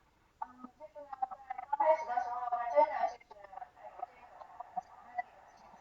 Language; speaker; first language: Chinese; native; Chinese